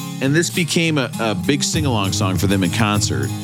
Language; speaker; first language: English; native; English